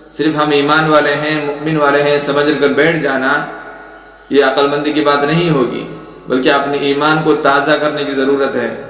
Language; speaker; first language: Urdu; non-native, local second language; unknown